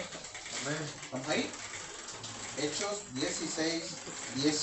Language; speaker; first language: Spanish; native; Spanish